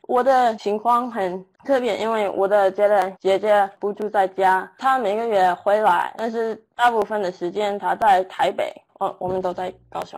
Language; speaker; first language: Chinese; non-native, learner; English